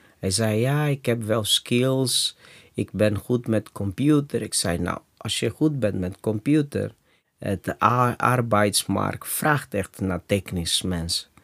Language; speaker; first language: Dutch; non-native, fluent; Portuguese